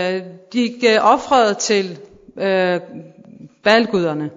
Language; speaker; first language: Danish; non-native, fluent; Persian